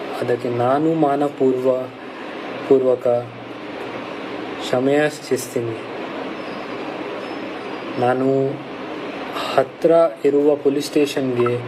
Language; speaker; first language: Kannada; non-native, local second language; Hindi